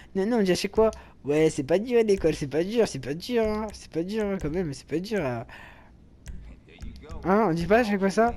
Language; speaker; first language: French; native; French